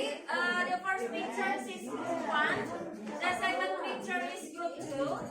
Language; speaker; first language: English; non-native, learner; Indonesian